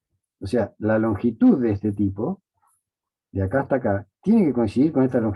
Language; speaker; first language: Spanish; native; Spanish